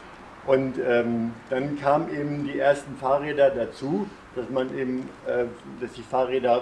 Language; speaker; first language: German; native; German